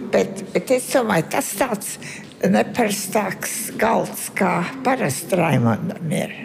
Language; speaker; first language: Latvian; early bilingual, heritage; Latvian